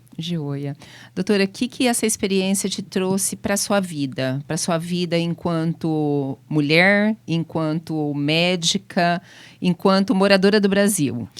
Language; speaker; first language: Portuguese; native; Portuguese